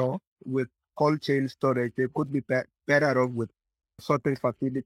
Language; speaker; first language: English; non-native, local second language; Kikuyu